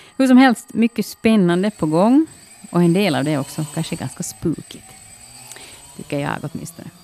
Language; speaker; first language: Swedish; native; Swedish